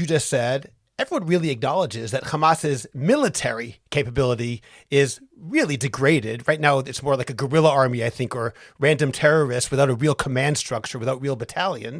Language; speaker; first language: English; native; English